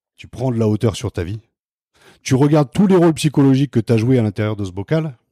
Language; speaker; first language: French; native; French